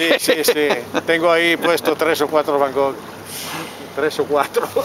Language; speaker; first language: Spanish; non-native, fluent; Italian